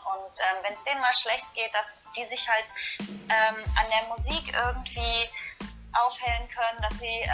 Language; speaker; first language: German; native; German